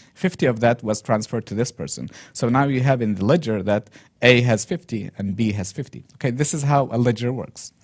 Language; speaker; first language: English; non-native, fluent; Arabic